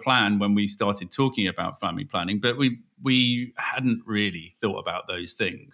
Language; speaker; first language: English; native; English